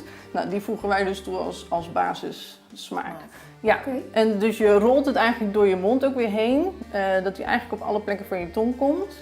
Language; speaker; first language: Dutch; native; Dutch